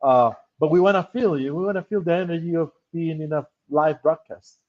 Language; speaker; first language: English; non-native, fluent; Spanish